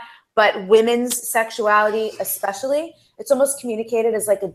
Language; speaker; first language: English; native; English